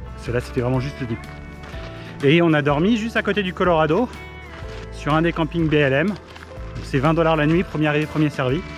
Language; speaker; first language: French; native; French